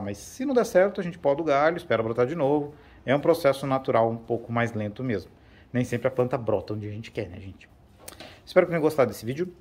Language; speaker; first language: Portuguese; native; Portuguese